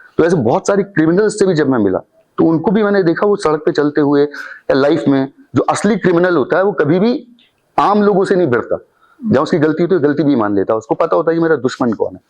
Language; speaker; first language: Hindi; native; Hindi